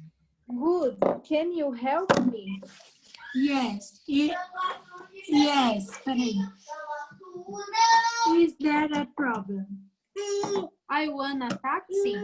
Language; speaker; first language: English; non-native, learner; Portuguese